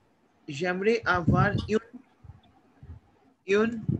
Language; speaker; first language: French; non-native, fluent; Hindi